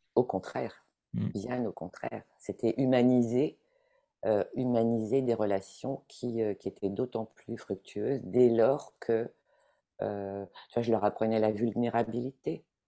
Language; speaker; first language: French; non-native, fluent; Italian